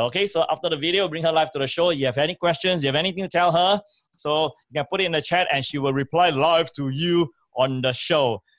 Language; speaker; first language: English; native; English